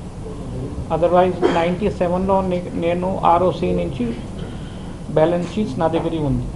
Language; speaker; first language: Telugu; early bilingual, heritage; Telugu